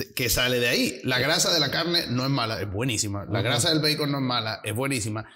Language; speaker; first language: Spanish; native; Spanish